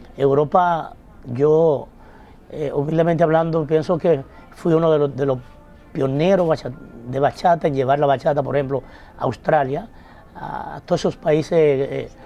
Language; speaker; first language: Spanish; native; Spanish